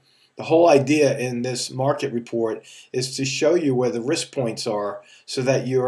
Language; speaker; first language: English; native; English